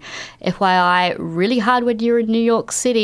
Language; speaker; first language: English; native; English